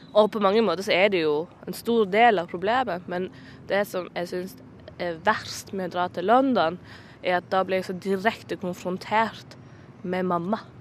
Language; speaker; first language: Norwegian; native; Norwegian